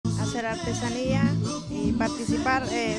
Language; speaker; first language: Spanish; non-native, local second language; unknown